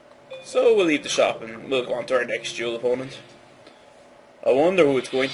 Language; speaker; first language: English; native; English